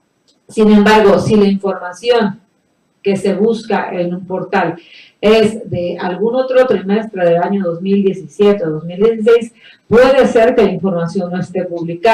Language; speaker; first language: Spanish; native; Spanish